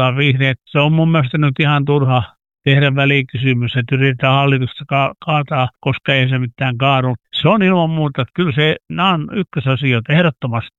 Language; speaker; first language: Finnish; native; Finnish